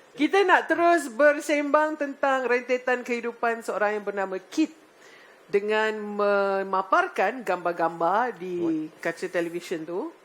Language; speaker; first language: Malay; native; Malay